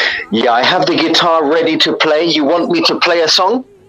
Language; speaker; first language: English; native; English